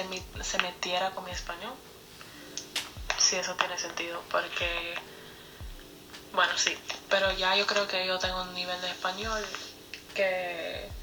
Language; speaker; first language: Spanish; non-native, fluent; English